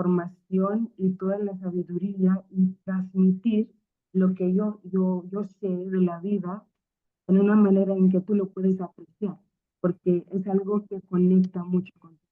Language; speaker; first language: Spanish; non-native, fluent; Akan